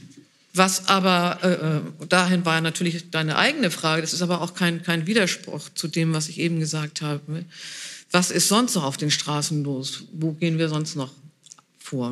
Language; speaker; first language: German; native; German